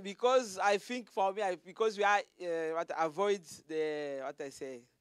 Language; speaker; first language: English; non-native, fluent; Lingala